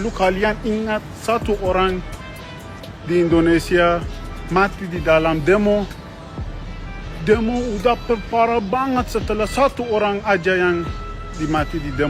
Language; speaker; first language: Indonesian; non-native, learner; Persian